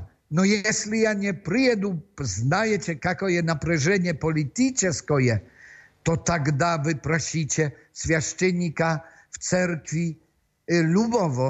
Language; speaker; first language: Russian; non-native, fluent; Polish